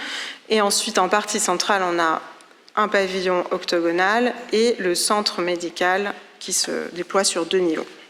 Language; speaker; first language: French; native; French